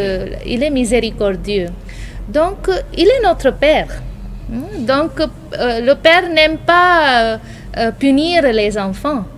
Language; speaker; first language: French; non-native, fluent; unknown